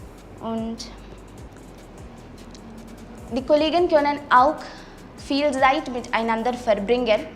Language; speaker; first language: German; non-native, fluent; Malayalam